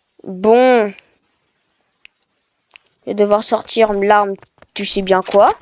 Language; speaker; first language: French; native; French